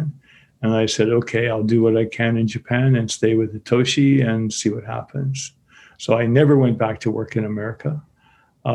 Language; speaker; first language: English; native; English